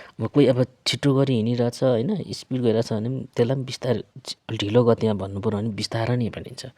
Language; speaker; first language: Nepali; native; Nepali